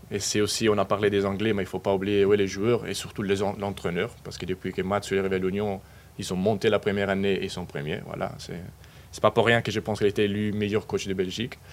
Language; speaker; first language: French; non-native, fluent; Spanish